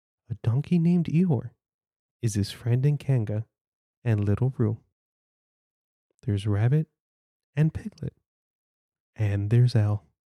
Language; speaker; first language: English; native; English